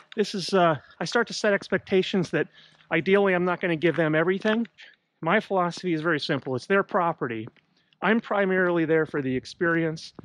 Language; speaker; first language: English; native; English